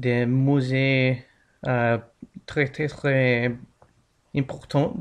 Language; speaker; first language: French; non-native, learner; English